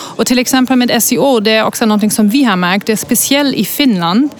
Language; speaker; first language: Swedish; non-native, fluent; German